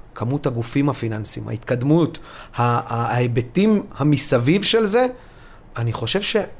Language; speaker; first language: Hebrew; early bilingual, other home language; Russian